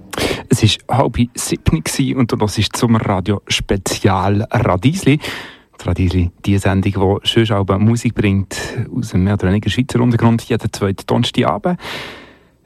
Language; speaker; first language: German; native; German